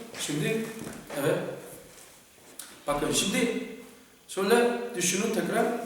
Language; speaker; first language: Turkish; non-native, fluent; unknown